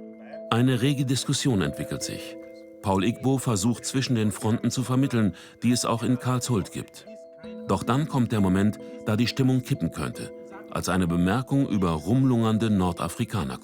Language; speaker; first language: German; native; German